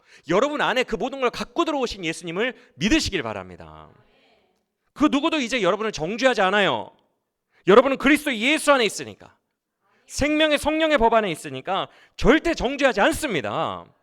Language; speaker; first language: Korean; native; Korean